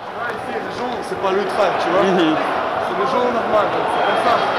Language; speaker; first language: French; non-native, learner; Ukrainian